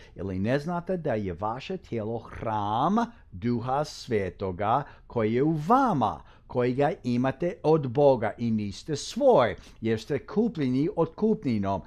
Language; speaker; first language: Croatian; early bilingual, heritage; Croatian